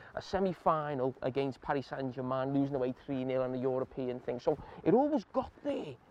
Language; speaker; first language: English; native; English